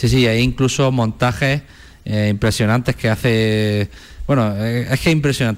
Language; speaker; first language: Spanish; native; Spanish